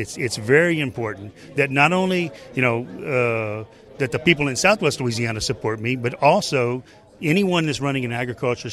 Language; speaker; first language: English; native; English